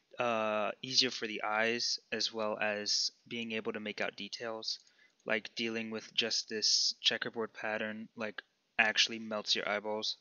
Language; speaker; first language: English; native; English